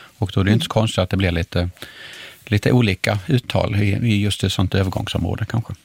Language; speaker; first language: Swedish; native; Swedish